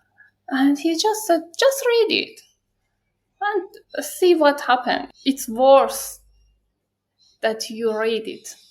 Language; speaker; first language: English; non-native, learner; Persian